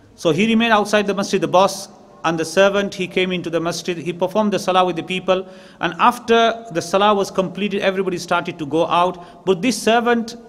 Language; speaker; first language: English; native; English